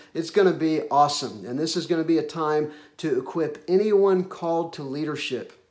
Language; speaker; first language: English; native; English